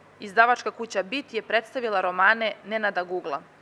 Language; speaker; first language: Serbian; native; Serbian